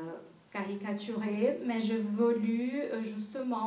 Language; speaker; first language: French; non-native, fluent; Portuguese